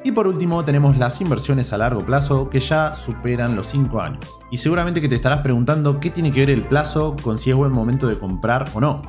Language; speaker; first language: Spanish; native; Spanish